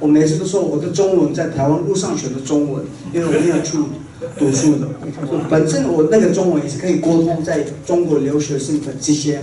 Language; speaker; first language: Chinese; non-native, fluent; Tibetan